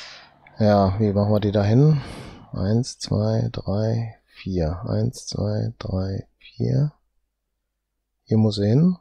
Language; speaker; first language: German; native; German